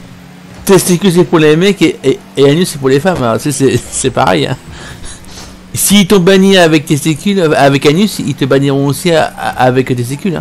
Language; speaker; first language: French; native; French